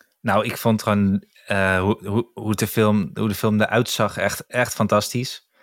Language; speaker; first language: Dutch; native; Dutch